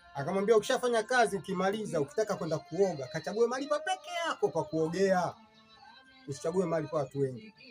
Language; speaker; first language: Swahili; native; Swahili